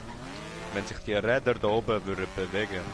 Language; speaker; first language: German; native; German